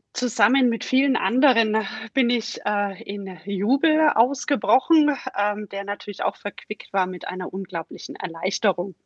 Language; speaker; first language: German; native; German